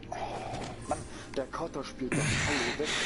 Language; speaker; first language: German; native; German